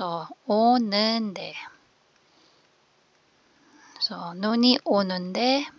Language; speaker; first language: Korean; non-native, fluent; Filipino